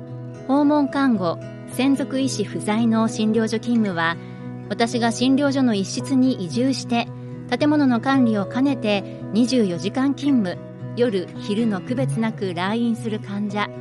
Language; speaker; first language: Japanese; native; Japanese